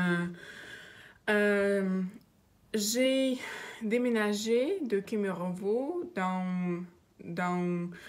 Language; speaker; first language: French; non-native, learner; Russian